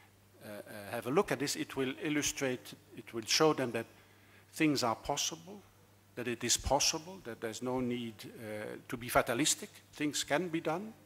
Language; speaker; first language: English; non-native, fluent; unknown